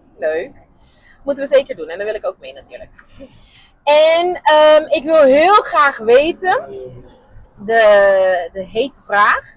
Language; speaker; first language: Dutch; non-native, local second language; Papiamento